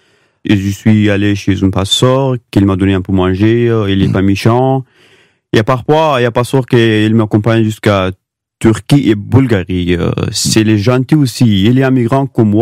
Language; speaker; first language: French; non-native, learner; Pashto